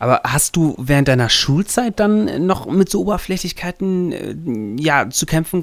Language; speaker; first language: German; native; German